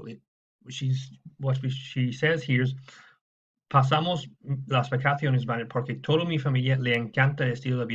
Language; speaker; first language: Spanish; non-native, fluent; English